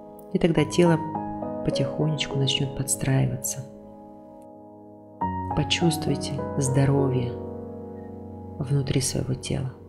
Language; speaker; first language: Russian; native; Russian